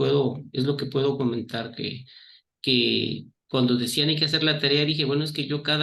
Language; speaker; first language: Spanish; native; Spanish